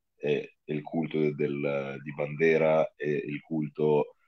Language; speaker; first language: Italian; non-native, fluent; Russian